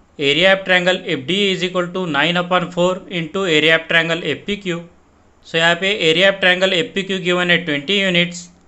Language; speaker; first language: Hindi; non-native, local second language; Marathi